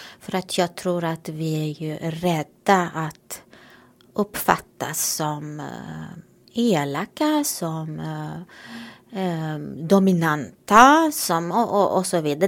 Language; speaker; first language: Swedish; non-native, fluent; Romanian